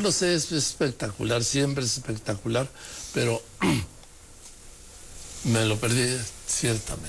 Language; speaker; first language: Spanish; native; Spanish